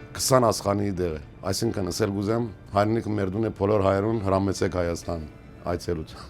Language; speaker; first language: Armenian; early bilingual, heritage; Armenian